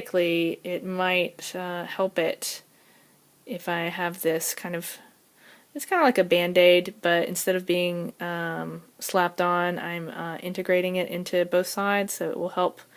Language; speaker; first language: English; native; English